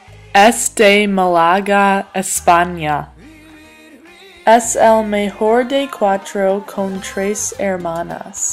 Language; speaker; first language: Spanish; non-native, learner; English